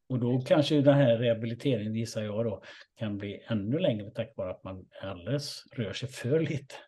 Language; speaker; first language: Swedish; native; Swedish